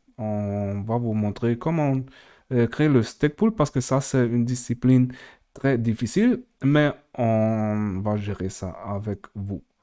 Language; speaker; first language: French; non-native, fluent; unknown